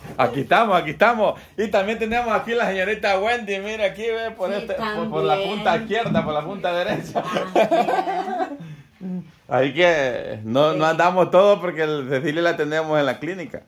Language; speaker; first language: Spanish; native; Spanish